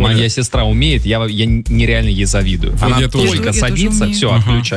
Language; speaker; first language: Russian; native; Russian